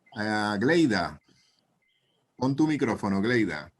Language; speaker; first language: Spanish; native; Spanish